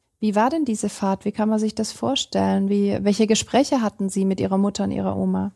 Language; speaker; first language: German; native; German